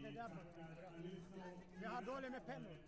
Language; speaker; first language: Swedish; non-native, fluent; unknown